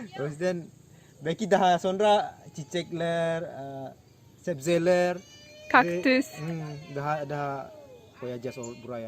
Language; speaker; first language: Turkish; non-native, learner; Indonesian